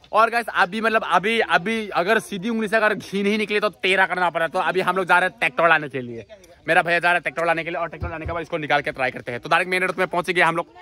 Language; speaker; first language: Hindi; non-native, local second language; Assamese